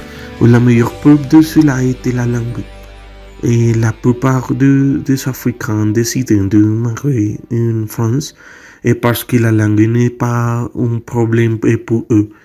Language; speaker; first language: French; non-native, learner; Spanish